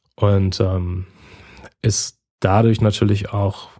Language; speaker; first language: German; native; German